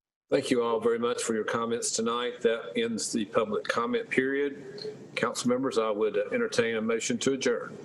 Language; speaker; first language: English; native; English